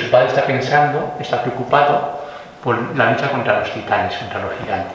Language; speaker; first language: Spanish; native; Spanish